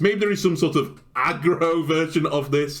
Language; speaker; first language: English; native; English